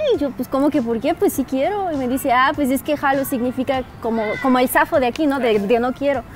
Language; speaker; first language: Spanish; non-native, fluent; Bulgarian